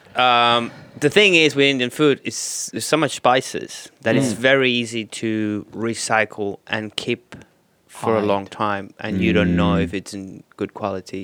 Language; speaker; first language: English; non-native, fluent; Spanish